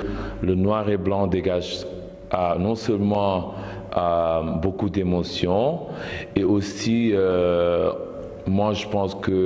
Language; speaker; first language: French; non-native, local second language; Wolof